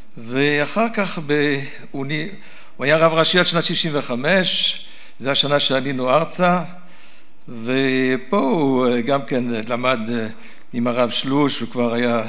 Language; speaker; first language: Hebrew; early bilingual, other home language; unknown